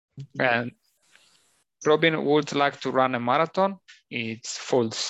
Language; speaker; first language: English; non-native, learner; Italian